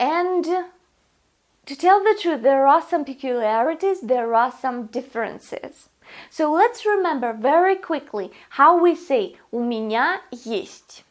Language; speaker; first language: English; non-native, fluent; Russian